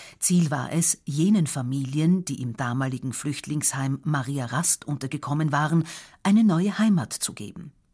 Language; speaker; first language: German; native; German